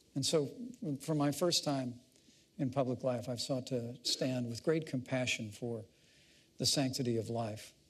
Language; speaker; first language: English; native; English